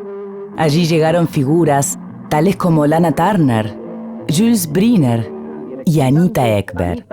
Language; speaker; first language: Spanish; native; Spanish